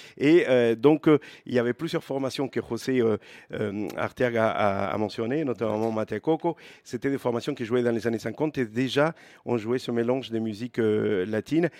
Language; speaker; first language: French; non-native, fluent; Spanish